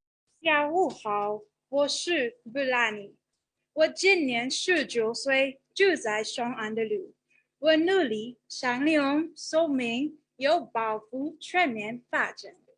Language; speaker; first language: Chinese; non-native, learner; English